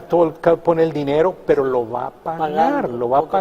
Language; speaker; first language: Spanish; native; Spanish